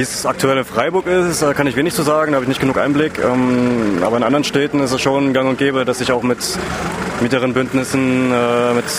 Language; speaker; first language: German; native; German